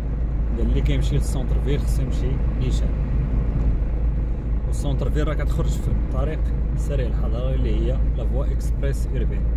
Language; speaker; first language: Arabic; native; Arabic